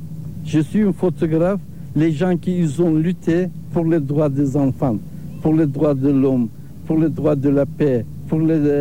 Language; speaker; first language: French; non-native, learner; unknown